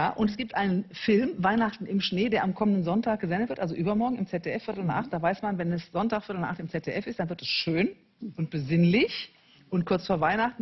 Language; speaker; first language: German; native; German